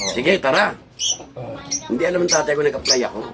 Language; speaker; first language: Filipino; native; Filipino